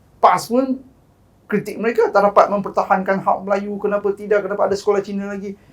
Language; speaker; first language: Malay; non-native, local second language; Chinese